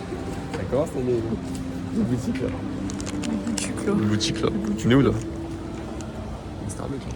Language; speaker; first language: French; native; French